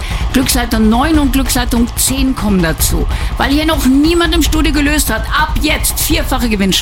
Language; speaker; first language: German; native; German